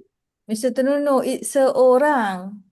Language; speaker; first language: English; non-native, local second language; Malay